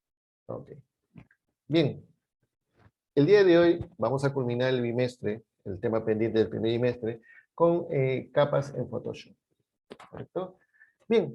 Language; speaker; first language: Spanish; native; Spanish